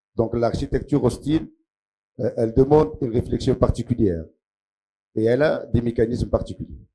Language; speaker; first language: French; non-native, local second language; Arabic